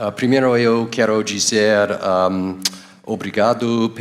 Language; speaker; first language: Portuguese; non-native, learner; English